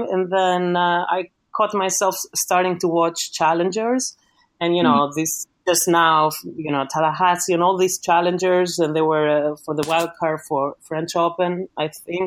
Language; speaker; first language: English; non-native, fluent; Greek